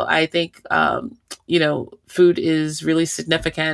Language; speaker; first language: English; native; English